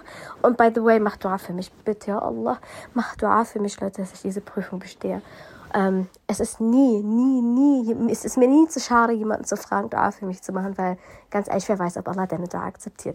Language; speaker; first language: German; early bilingual, other home language; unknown